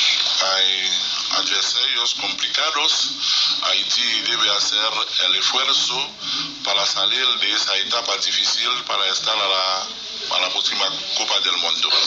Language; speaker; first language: Spanish; non-native, fluent; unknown